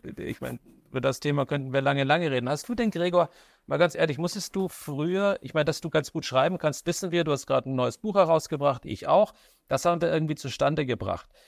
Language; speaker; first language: German; native; German